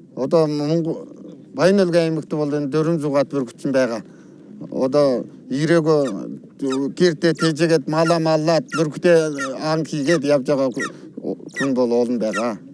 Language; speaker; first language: Mongolian; non-native, local second language; Kazakh